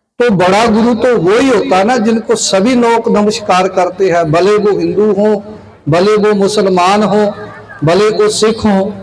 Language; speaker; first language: Urdu; non-native, local second language; Punjabi